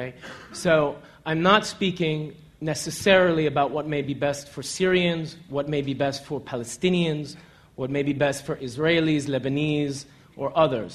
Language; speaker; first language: English; native; English